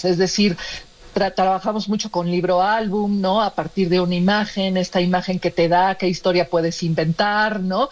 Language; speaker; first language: Spanish; native; Spanish